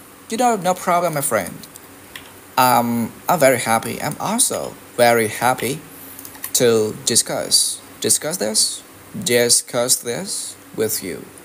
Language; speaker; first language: English; non-native, fluent; Vietnamese